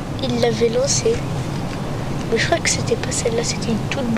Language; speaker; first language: French; native; French